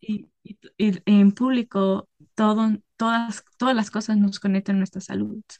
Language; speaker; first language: Spanish; early bilingual, heritage; Spanish